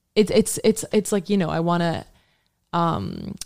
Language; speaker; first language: English; native; English